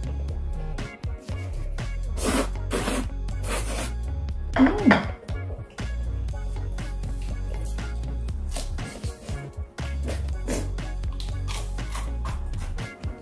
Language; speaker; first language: Chinese; non-native, learner; Korean